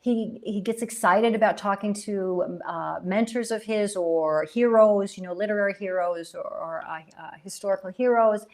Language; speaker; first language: English; native; English